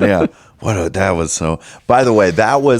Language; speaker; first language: English; native; English